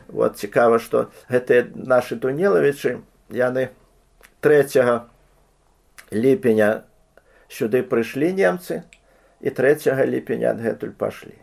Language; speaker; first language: Belarusian; native; Belarusian